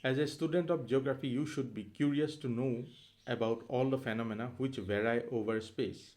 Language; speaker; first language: English; non-native, local second language; Assamese